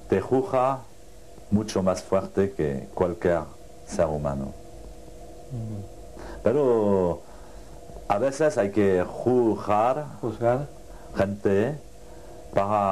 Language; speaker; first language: Spanish; non-native, learner; French